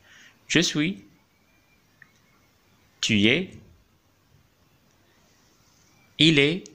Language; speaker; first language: French; non-native, fluent; Arabic